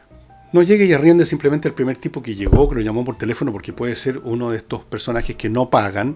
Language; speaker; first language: Spanish; native; Spanish